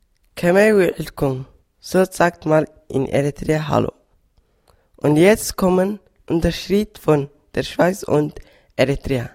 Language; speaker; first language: German; non-native, learner; Tigrinya